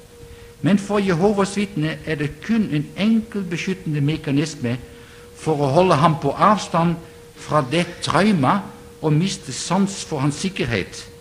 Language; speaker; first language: Norwegian; non-native, fluent; Dutch